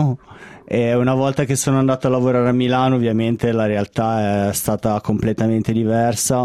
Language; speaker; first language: Italian; native; Italian